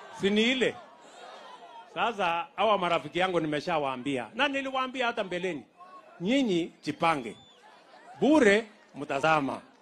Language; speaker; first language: Swahili; non-native, local second language; Kalenjin